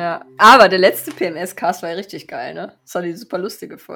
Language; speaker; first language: German; native; German